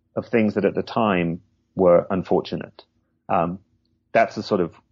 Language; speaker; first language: English; native; English